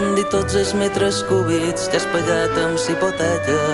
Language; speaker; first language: Estonian; non-native, learner; Catalan